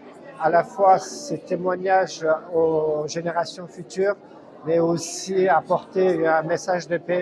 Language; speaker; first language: French; non-native, fluent; Azerbaijani